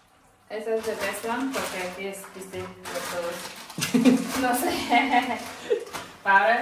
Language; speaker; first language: Spanish; non-native, learner; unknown